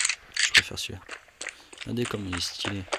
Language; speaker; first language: French; native; French